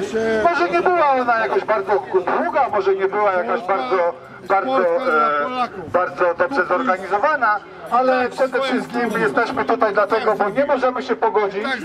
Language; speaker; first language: Polish; native; Polish